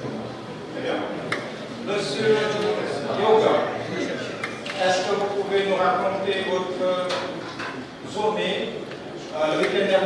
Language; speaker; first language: French; non-native, fluent; Indonesian